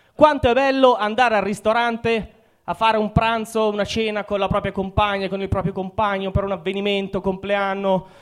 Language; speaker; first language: Italian; native; Italian